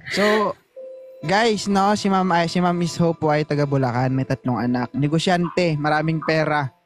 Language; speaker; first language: Filipino; native; Filipino